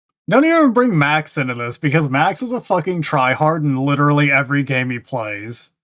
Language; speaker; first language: English; native; English